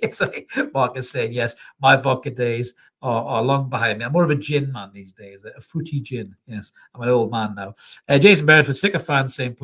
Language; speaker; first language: English; native; English